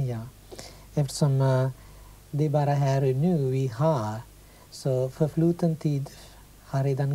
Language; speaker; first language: Swedish; non-native, fluent; Sinhala